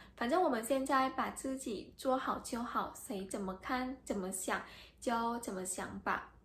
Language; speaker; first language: Chinese; non-native, fluent; Vietnamese